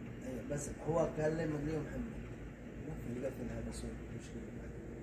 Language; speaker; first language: Arabic; non-native, learner; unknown